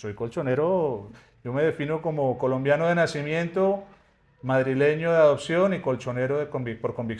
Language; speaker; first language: Spanish; native; Spanish